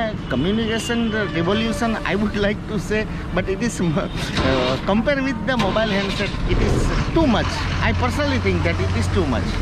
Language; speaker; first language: English; non-native, local second language; Gujarati